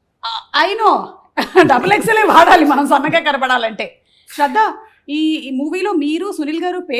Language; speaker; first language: Telugu; native; Telugu